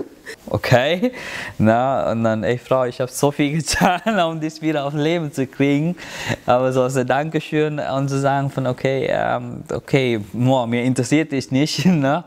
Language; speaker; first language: German; non-native, fluent; Tamil